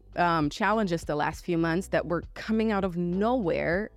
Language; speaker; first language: English; non-native, fluent; German